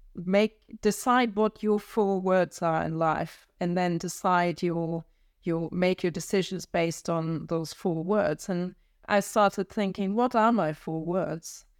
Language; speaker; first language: English; non-native, fluent; German